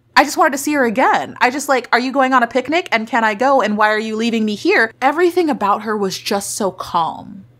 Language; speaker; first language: English; native; English